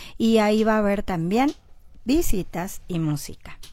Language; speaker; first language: Spanish; native; Spanish